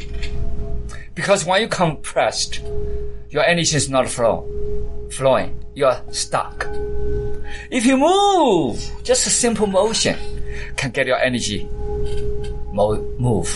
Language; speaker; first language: English; native; English